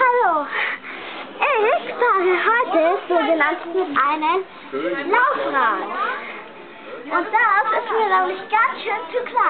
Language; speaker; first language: German; native; German